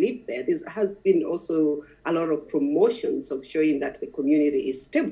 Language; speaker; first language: English; non-native, local second language; Masai